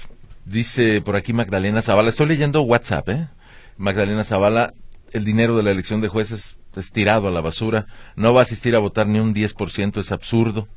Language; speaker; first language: Spanish; native; Spanish